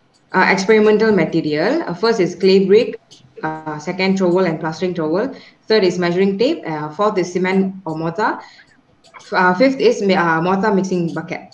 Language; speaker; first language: English; non-native, local second language; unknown